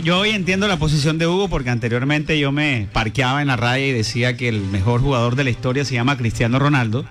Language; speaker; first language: Spanish; native; Spanish